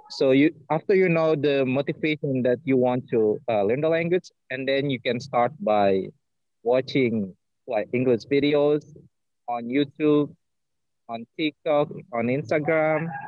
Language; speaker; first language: English; non-native, fluent; Indonesian